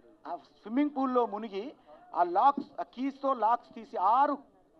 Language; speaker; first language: Telugu; native; Telugu